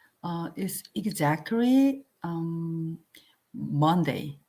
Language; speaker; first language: English; non-native, learner; Korean